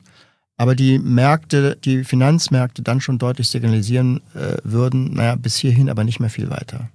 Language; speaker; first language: German; native; German